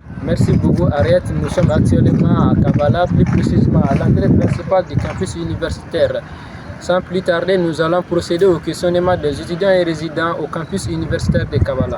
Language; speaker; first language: French; non-native, local second language; Bambara